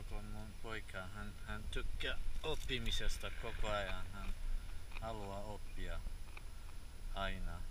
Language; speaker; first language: Finnish; non-native, fluent; Central Kurdish